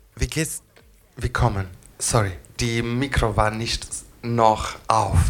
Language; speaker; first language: German; non-native, learner; Greek